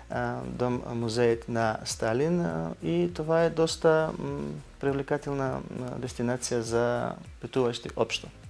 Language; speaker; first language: Bulgarian; non-native, learner; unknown